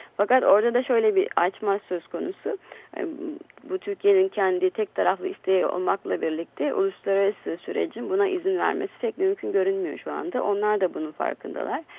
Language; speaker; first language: Turkish; native; Turkish